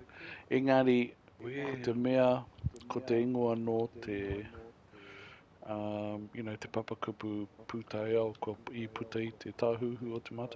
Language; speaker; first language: Māori; non-native, local second language; English